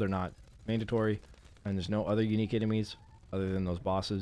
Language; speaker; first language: English; native; English